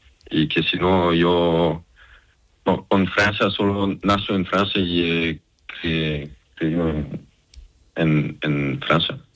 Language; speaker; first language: Spanish; non-native, learner; Serbian